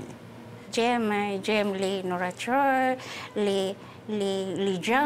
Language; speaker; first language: French; non-native, learner; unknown